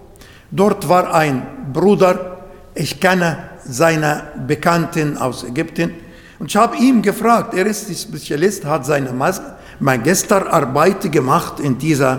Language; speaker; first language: German; non-native, learner; Arabic